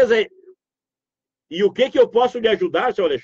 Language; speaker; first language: Portuguese; native; Portuguese